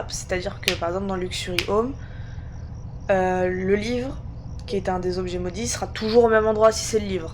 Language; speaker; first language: French; native; French